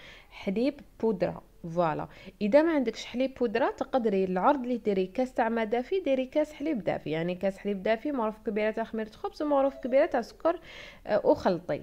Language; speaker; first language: Arabic; native; Arabic